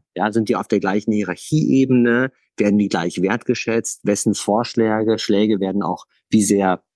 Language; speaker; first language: German; native; German